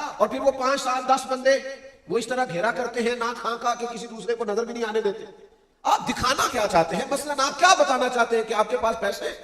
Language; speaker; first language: Urdu; non-native, local second language; Punjabi